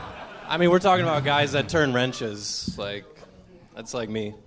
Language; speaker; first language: English; native; English